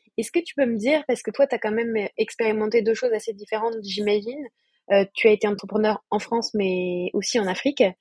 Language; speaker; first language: French; native; French